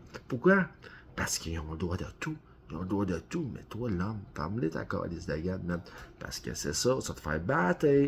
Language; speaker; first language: French; native; French